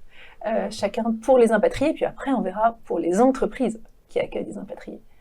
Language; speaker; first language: French; native; French